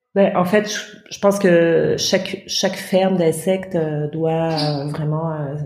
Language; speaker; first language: French; native; French